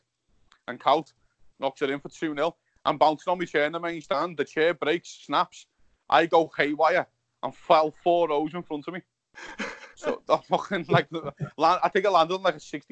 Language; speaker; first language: English; native; English